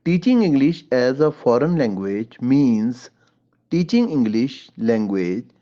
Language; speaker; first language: English; non-native, local second language; Punjabi